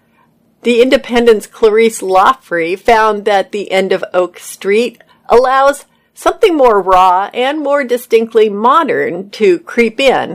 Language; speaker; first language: English; native; English